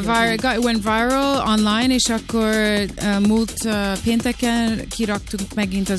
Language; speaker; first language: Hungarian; early bilingual, heritage; Hungarian